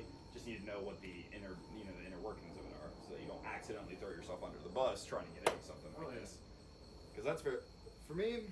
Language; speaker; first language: English; native; English